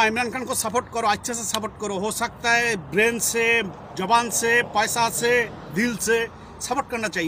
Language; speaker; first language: Hindi; non-native, fluent; Bangla